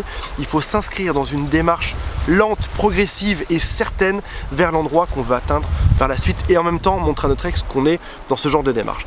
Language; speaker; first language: French; native; French